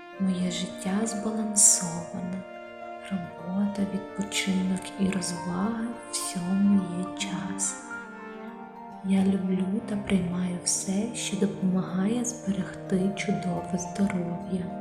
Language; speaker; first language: Ukrainian; native; Ukrainian